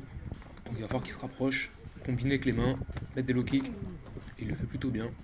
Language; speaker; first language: French; native; French